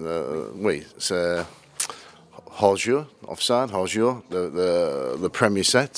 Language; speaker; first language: French; non-native, learner; English